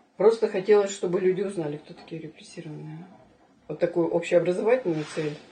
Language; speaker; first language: Russian; native; Russian